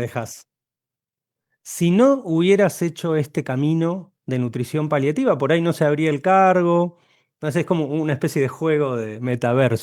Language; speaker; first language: Spanish; native; Spanish